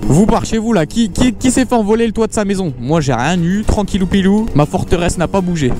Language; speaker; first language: French; native; French